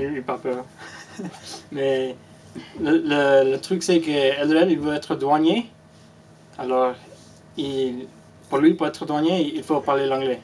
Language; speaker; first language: French; non-native, fluent; Spanish